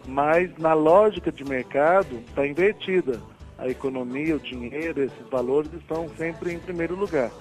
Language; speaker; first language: Portuguese; native; Portuguese